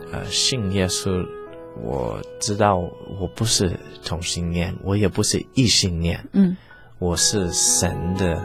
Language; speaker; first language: Chinese; early bilingual, heritage; English